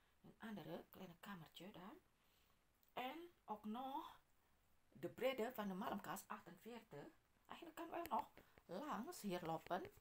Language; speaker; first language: Dutch; non-native, learner; Indonesian